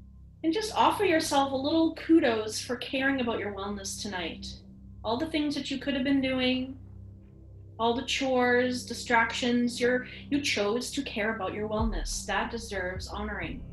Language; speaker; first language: English; native; English